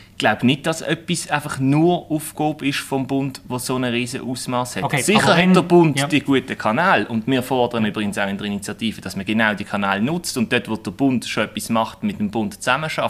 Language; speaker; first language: German; native; German